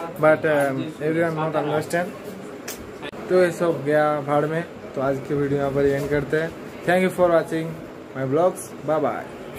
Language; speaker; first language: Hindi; non-native, local second language; Bangla